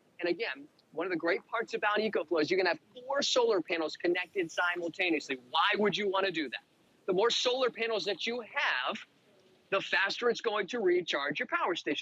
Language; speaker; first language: English; native; English